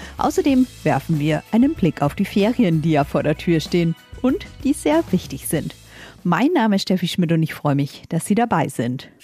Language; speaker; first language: German; native; German